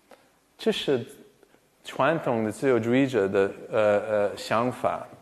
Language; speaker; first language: Chinese; non-native, fluent; English